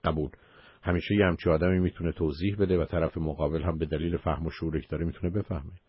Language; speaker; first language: Persian; native; Persian